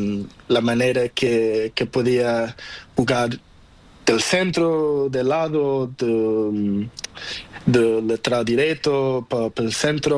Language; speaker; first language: Spanish; non-native, learner; Portuguese